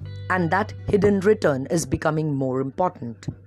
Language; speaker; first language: English; non-native, local second language; Marathi